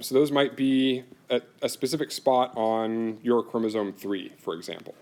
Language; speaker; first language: English; native; English